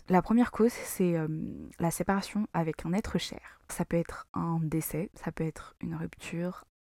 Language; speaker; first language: French; non-native, local second language; Malagasy